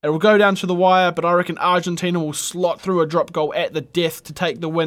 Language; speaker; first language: English; native; English